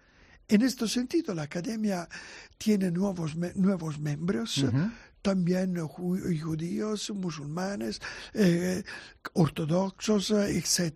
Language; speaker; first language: Spanish; non-native, fluent; Italian